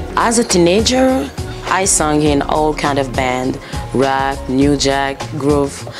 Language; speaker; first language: English; early bilingual, other home language; Lingala